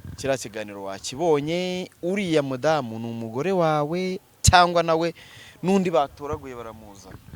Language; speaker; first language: Kinyarwanda; native; Kinyarwanda